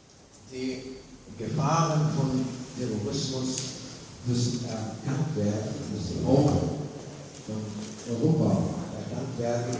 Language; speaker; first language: German; non-native, fluent; Arabic